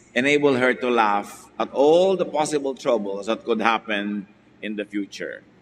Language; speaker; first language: English; non-native, local second language; Filipino